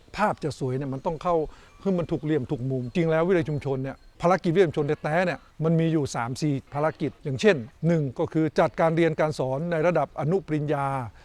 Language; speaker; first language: Thai; native; Thai